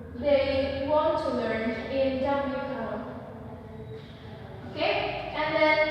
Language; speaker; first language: English; non-native, learner; Indonesian